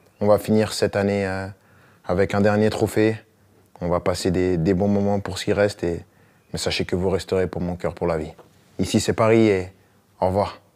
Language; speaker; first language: French; native; French